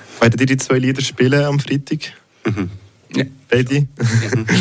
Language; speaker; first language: German; native; German